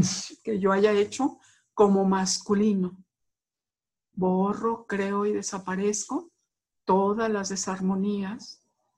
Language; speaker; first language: Spanish; native; Spanish